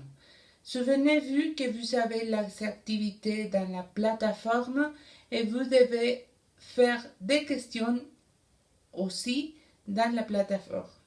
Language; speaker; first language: French; non-native, learner; Spanish